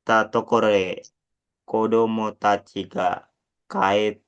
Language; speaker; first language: Japanese; non-native, learner; Indonesian